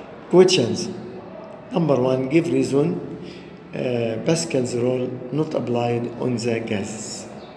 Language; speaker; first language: English; non-native, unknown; Arabic